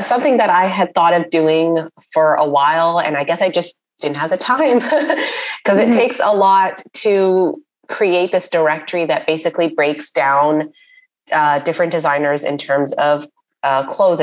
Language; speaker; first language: English; non-native, local second language; Urdu